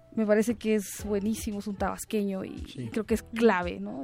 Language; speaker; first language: Spanish; native; Spanish